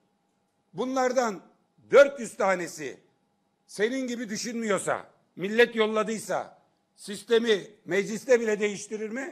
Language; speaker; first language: Turkish; native; Turkish